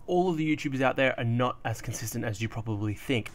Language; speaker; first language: English; native; English